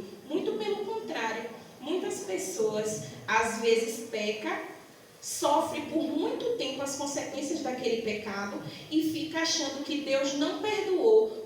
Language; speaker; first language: Portuguese; native; Portuguese